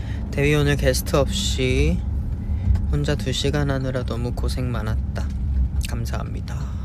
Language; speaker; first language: Korean; early bilingual, heritage; Korean